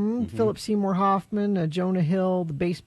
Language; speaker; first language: English; native; English